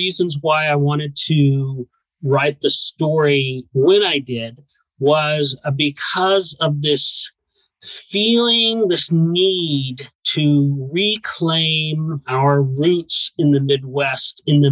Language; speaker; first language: English; native; English